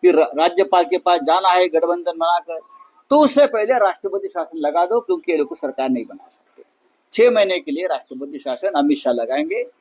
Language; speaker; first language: Hindi; non-native, local second language; Marathi